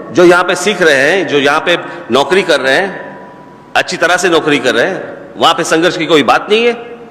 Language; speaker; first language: Hindi; non-native, local second language; Marathi